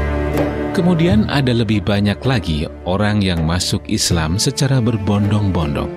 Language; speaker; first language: Indonesian; native; Indonesian